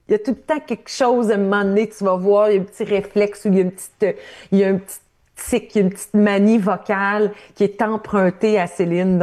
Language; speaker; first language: French; native; French